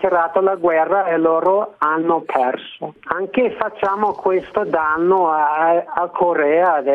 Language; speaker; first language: Italian; non-native, learner; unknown